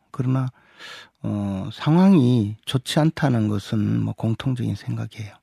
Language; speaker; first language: Korean; native; Korean